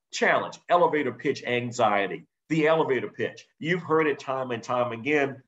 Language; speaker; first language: English; native; English